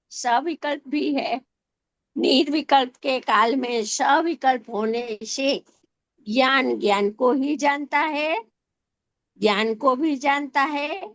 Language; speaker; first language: Hindi; non-native, local second language; Gujarati